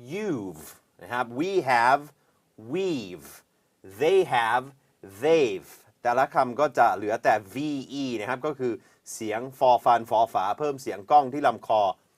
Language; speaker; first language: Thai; non-native, fluent; English